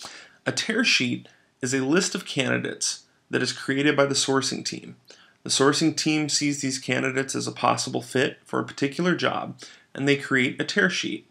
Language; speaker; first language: English; native; English